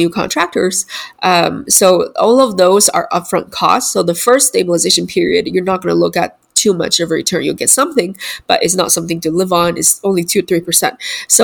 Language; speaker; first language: English; non-native, fluent; Chinese